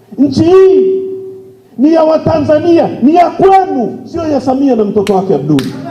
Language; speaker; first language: Swahili; native; Swahili